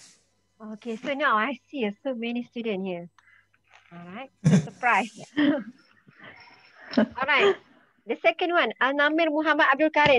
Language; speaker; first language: English; non-native, learner; Malay